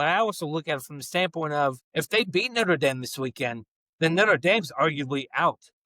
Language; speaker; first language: English; native; English